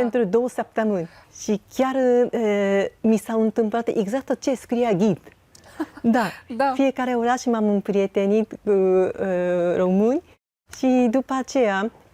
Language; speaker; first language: Romanian; non-native, learner; Japanese